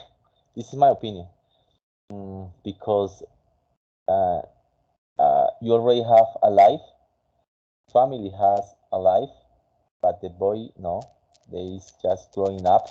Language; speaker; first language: English; non-native, fluent; Spanish